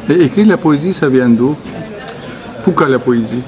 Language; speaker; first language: French; non-native, fluent; Turkish